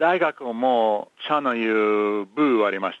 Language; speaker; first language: Japanese; non-native, learner; English